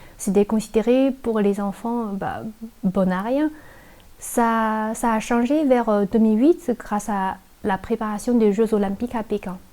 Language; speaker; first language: French; non-native, fluent; Chinese